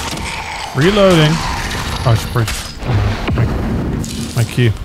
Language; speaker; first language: English; native; English